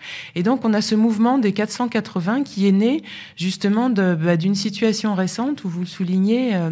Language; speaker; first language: French; native; French